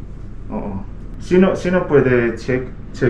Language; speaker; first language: Filipino; non-native, learner; Arabic